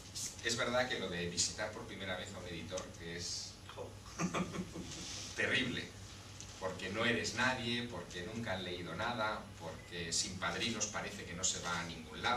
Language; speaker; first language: Spanish; native; Spanish